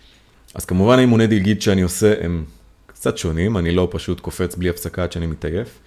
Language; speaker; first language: Hebrew; native; Hebrew